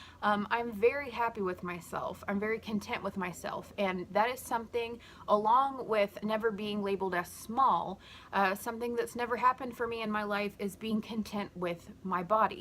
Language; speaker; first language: English; native; English